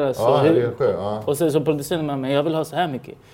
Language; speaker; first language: Swedish; early bilingual, other home language; Spanish